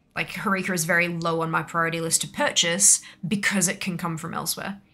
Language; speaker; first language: English; native; English